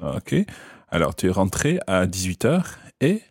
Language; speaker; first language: French; non-native, fluent; English